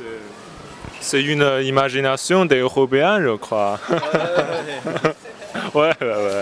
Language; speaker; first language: French; non-native, learner; Chinese